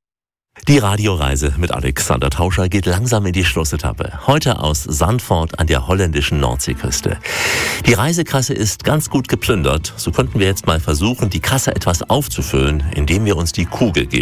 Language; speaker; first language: German; native; German